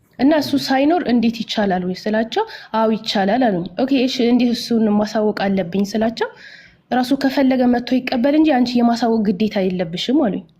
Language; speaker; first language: Amharic; native; Amharic